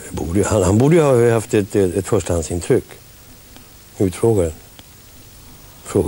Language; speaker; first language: Swedish; native; Swedish